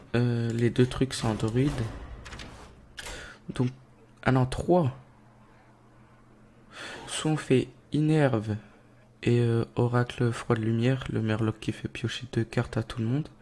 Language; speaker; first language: French; native; French